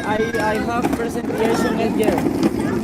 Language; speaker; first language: English; non-native, learner; Spanish